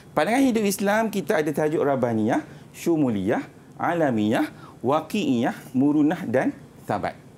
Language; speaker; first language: Malay; native; Malay